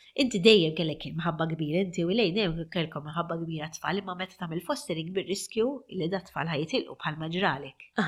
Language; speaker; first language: Maltese; native; Maltese